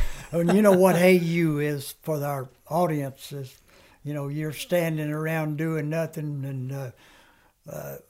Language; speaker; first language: English; early bilingual, other home language; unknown